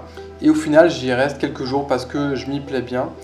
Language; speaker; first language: French; native; French